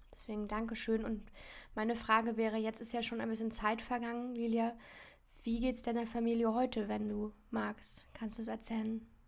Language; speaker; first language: German; native; German